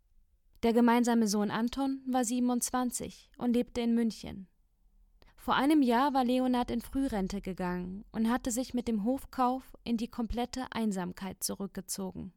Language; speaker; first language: German; native; German